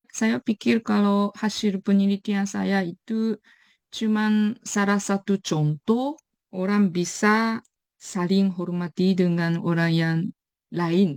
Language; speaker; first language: Indonesian; non-native, fluent; Japanese